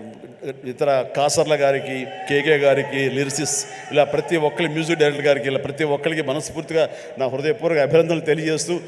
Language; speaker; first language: Telugu; native; Telugu